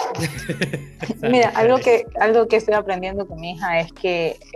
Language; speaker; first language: Spanish; native; Spanish